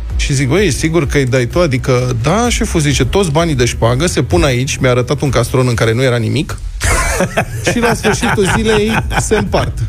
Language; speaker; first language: Romanian; native; Romanian